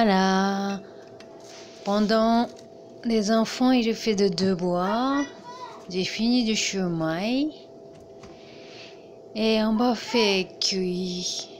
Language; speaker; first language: French; non-native, learner; Japanese